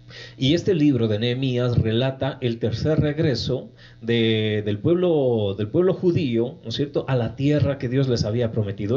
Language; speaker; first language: Spanish; native; Spanish